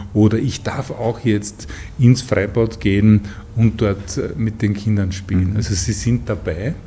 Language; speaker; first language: German; native; German